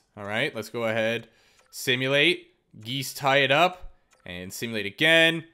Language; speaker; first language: English; native; English